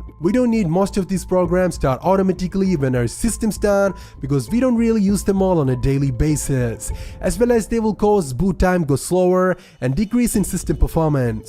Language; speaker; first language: English; non-native, fluent; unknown